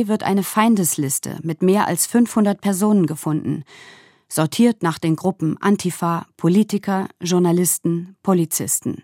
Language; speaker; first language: German; native; German